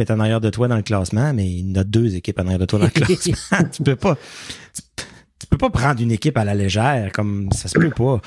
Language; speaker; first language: French; native; French